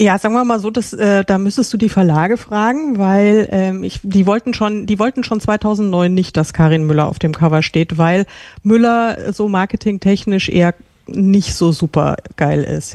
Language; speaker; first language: German; native; German